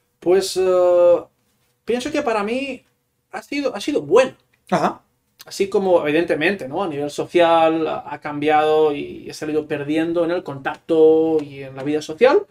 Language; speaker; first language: Spanish; non-native, local second language; Catalan